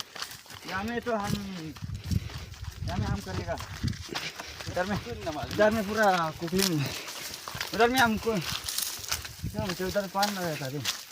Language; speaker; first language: Hindi; non-native, local second language; Bodo